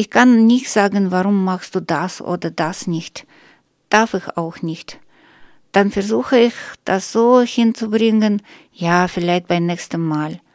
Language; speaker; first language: German; non-native, learner; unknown